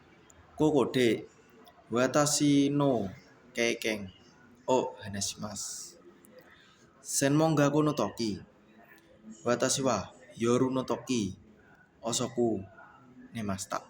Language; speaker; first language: Japanese; non-native, learner; Indonesian